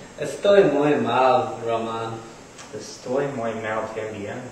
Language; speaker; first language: Spanish; non-native, learner; English